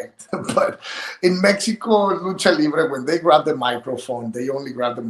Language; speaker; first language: English; non-native, fluent; Spanish